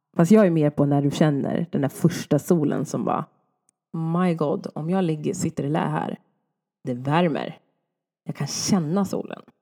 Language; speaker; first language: Swedish; native; Swedish